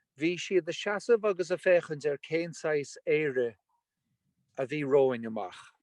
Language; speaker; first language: Irish; non-native, local second language; English